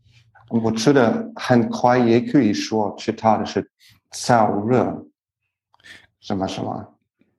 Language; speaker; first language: Chinese; non-native, learner; English